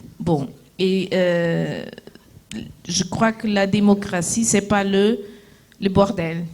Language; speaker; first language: French; non-native, fluent; Portuguese